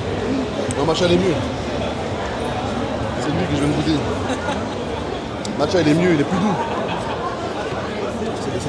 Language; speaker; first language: French; native; French